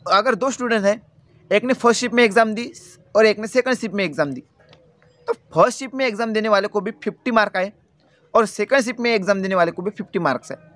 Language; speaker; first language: Hindi; non-native, local second language; Marathi